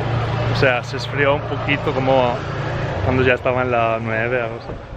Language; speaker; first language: Spanish; non-native, fluent; Italian